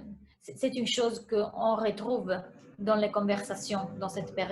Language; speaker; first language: French; non-native, fluent; Italian